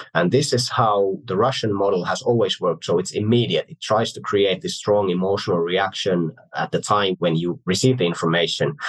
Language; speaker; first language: English; non-native, fluent; Finnish